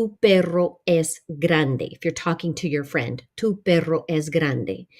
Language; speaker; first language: Spanish; non-native, fluent; English